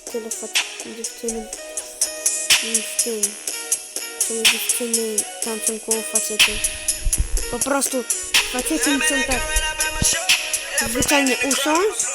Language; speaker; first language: Polish; early bilingual, heritage; Polish